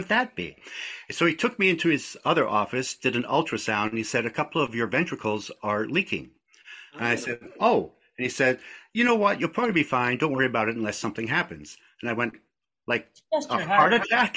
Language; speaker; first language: English; native; English